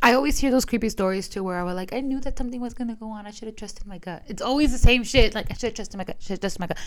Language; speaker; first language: English; early bilingual, other home language; Spanish